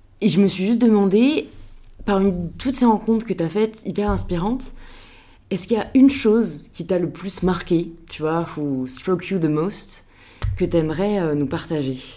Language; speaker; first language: French; native; French